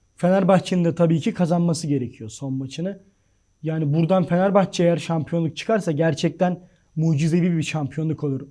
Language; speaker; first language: Turkish; native; Turkish